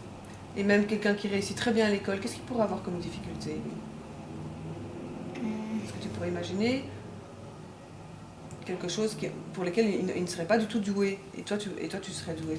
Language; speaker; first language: French; native; French